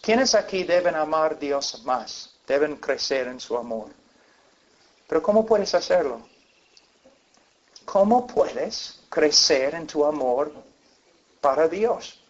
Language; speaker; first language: Spanish; non-native, fluent; English